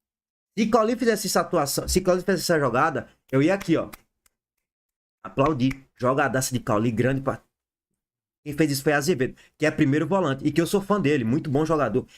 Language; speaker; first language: Portuguese; native; Portuguese